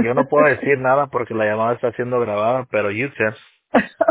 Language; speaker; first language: Spanish; early bilingual, heritage; Spanish